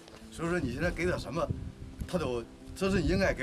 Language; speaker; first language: Chinese; native; Chinese